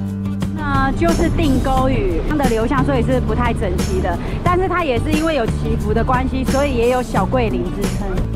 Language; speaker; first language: Chinese; native; Chinese